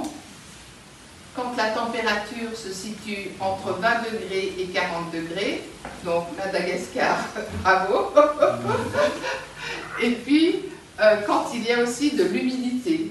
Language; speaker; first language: French; native; French